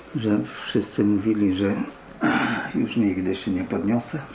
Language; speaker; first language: Polish; native; Polish